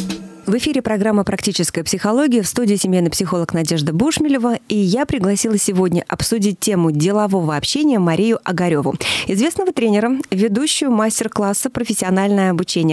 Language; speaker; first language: Russian; native; Russian